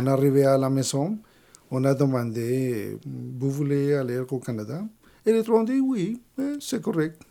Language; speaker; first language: French; non-native, learner; Spanish